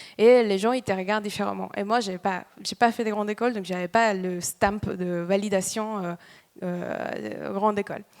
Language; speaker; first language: French; non-native, fluent; Spanish